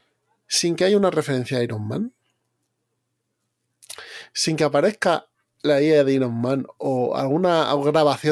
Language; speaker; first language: Spanish; native; Spanish